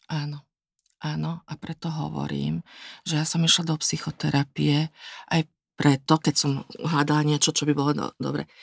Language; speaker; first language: Slovak; native; Slovak